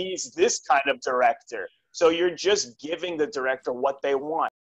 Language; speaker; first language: English; native; English